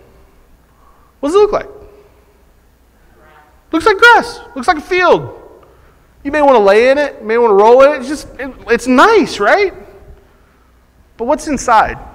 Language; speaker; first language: English; native; English